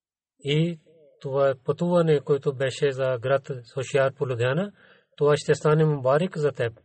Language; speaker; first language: Bulgarian; non-native, learner; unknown